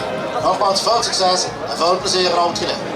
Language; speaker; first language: Dutch; native; Dutch